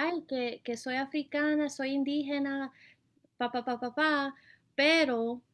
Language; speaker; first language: Spanish; early bilingual, heritage; Spanish